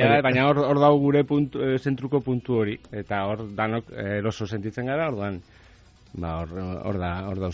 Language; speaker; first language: Basque; native; Basque